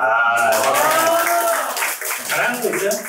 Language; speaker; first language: Korean; native; Korean